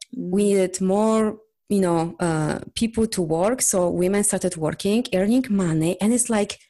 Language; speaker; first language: English; non-native, fluent; Polish